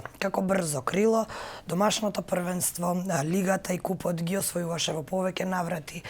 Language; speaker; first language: Macedonian; native; Macedonian